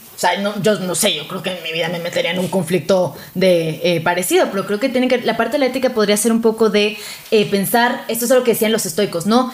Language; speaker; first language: Spanish; native; Spanish